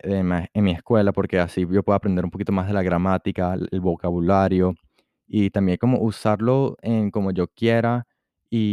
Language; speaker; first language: Spanish; early bilingual, heritage; Spanish